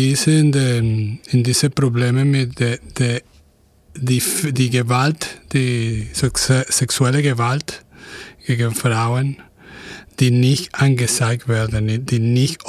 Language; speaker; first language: German; non-native, fluent; Spanish